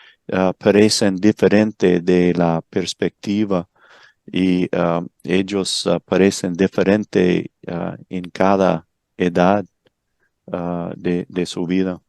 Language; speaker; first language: Spanish; non-native, learner; English